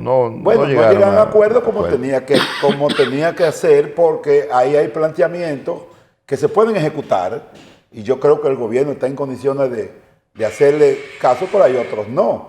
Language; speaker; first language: Spanish; native; Spanish